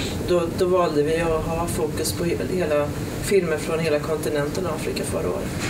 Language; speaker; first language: Swedish; native; Swedish